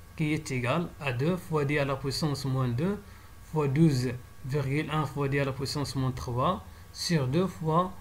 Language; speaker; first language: French; non-native, local second language; Arabic